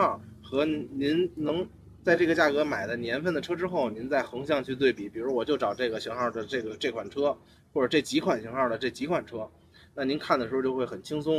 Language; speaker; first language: Chinese; native; Chinese